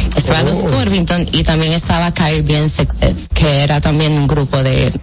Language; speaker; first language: Spanish; early bilingual, heritage; Spanish